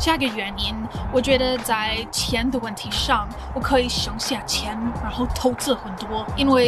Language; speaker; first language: Chinese; non-native, learner; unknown